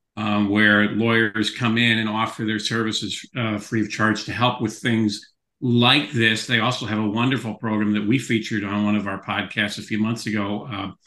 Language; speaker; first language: English; native; English